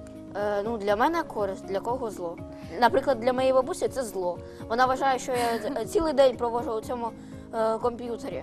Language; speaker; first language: Ukrainian; non-native, local second language; Russian